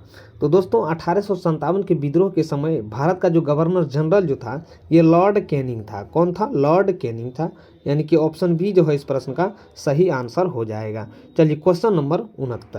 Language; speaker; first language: Hindi; native; Hindi